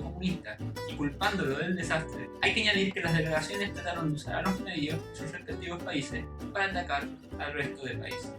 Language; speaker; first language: Spanish; native; Spanish